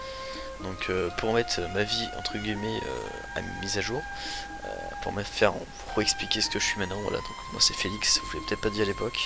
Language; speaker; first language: French; native; French